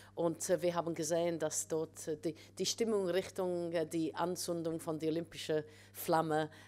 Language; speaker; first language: German; non-native, fluent; English